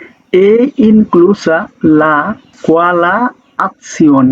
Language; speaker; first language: Italian; non-native, learner; Bangla